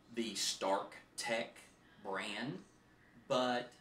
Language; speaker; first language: English; native; English